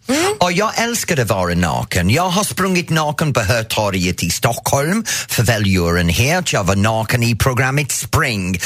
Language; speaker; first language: Swedish; non-native, fluent; English